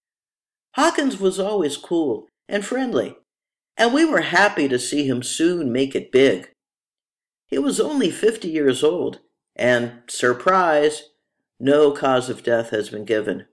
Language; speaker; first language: English; native; English